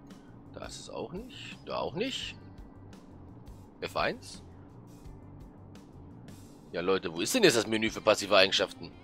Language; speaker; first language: German; native; German